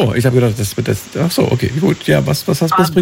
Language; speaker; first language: German; native; German